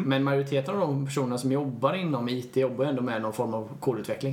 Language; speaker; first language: Swedish; native; Swedish